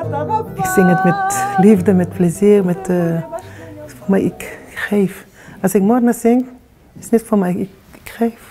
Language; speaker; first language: Dutch; non-native, learner; Kabuverdianu